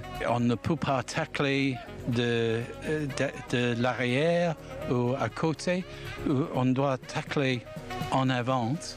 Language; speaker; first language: French; non-native, learner; English